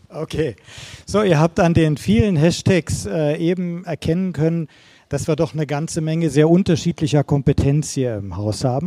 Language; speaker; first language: German; native; German